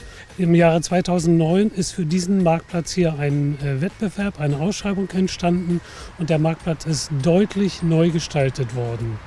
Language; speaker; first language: German; native; German